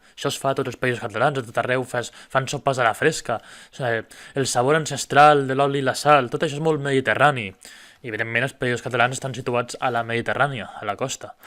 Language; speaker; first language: Catalan; native; Catalan